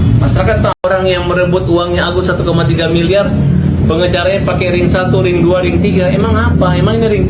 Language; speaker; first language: Indonesian; native; Indonesian